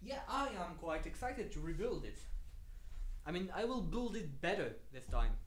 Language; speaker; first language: English; non-native, fluent; French